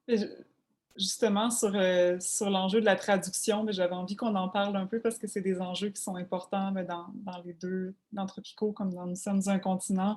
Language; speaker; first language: French; native; French